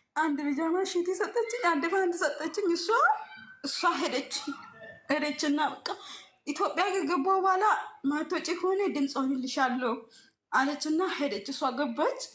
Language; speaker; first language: Amharic; non-native, local second language; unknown